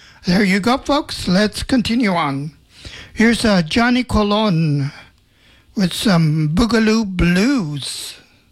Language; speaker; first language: English; native; English